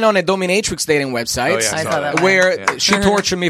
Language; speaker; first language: English; non-native, fluent; Italian